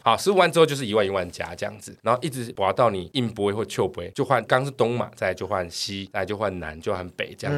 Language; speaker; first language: Chinese; native; Chinese